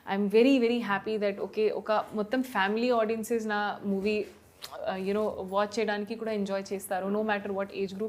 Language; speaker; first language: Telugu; non-native, fluent; Hindi